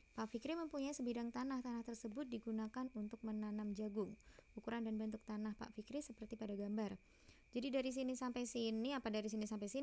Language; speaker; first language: Indonesian; native; Indonesian